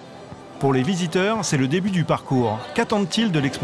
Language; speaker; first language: French; native; French